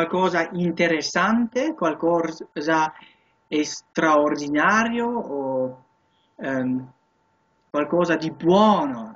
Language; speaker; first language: Italian; non-native, learner; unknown